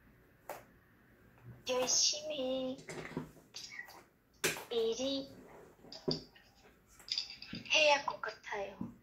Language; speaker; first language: Korean; non-native, learner; Vietnamese